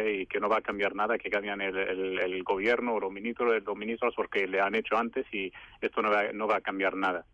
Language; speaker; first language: Spanish; non-native, fluent; Arabic